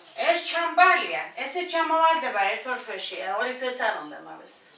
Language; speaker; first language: Georgian; native; Georgian